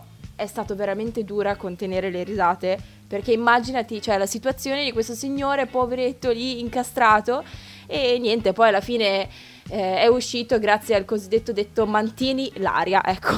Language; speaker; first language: Italian; native; Italian